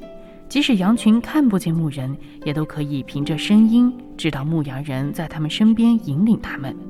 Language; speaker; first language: Chinese; native; Chinese